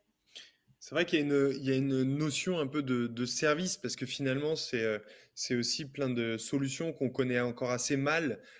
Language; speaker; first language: French; native; French